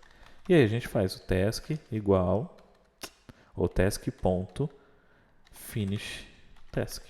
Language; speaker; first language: Portuguese; native; Portuguese